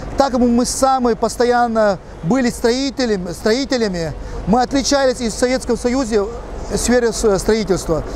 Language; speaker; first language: Russian; non-native, local second language; Chechen